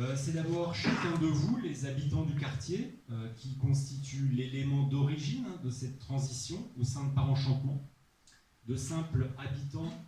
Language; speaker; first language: French; native; French